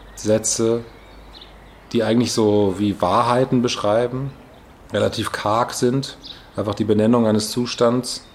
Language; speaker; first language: German; native; German